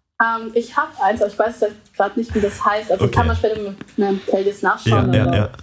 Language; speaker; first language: German; early bilingual, other home language; Vietnamese